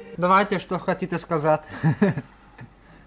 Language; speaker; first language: Russian; non-native, fluent; Italian